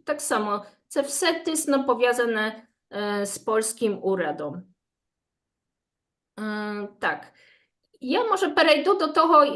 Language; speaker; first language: Ukrainian; non-native, fluent; Polish